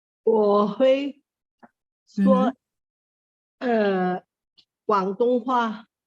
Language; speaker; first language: Chinese; non-native, learner; Indonesian